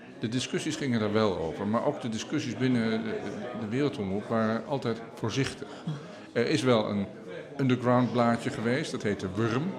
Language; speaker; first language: Dutch; native; Dutch